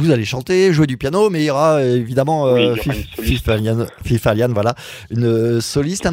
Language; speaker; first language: French; native; French